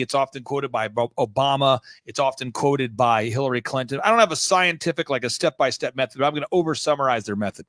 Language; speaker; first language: English; native; English